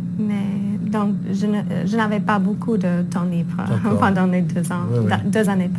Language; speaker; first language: French; non-native, learner; English